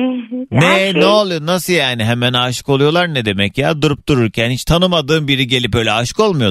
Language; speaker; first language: Turkish; native; Turkish